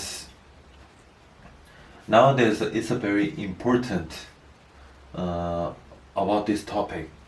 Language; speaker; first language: English; non-native, learner; Korean